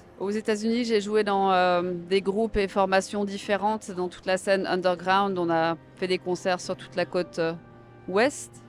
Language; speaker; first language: French; native; French